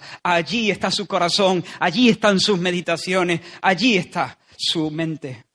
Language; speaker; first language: Spanish; native; Spanish